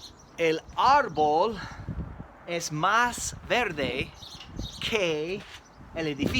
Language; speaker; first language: Spanish; non-native, fluent; English